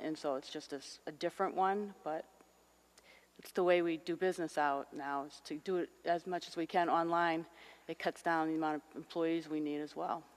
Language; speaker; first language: English; native; English